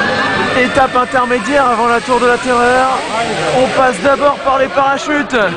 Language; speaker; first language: French; native; French